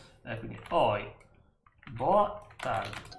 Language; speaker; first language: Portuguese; non-native, learner; Italian